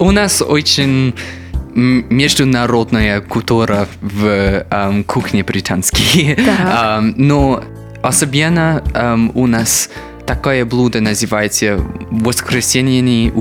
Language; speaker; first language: Russian; non-native, learner; English